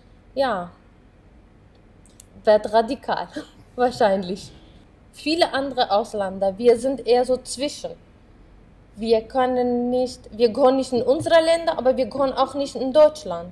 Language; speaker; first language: German; non-native, fluent; Arabic